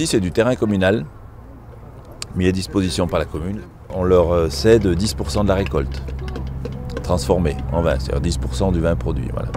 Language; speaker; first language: French; native; French